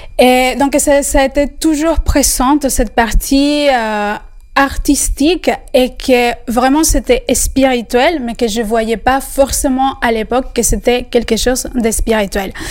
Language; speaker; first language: French; non-native, fluent; Spanish